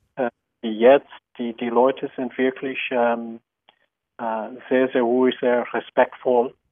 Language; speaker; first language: German; non-native, fluent; English